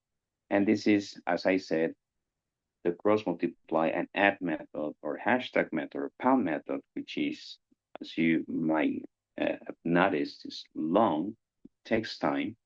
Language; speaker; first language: English; non-native, fluent; Spanish